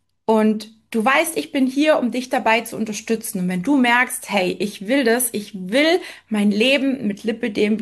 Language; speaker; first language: German; native; German